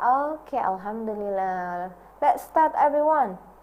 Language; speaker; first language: English; non-native, learner; Indonesian